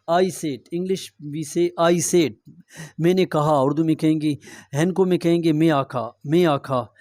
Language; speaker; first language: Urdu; non-native, local second language; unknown